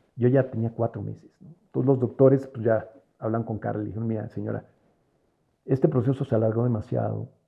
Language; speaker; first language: Spanish; native; Spanish